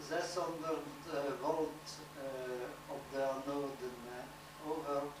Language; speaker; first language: Dutch; non-native, learner; French